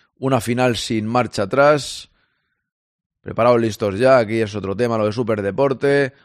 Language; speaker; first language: Spanish; native; Spanish